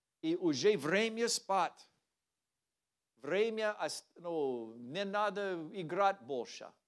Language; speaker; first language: Russian; non-native, learner; English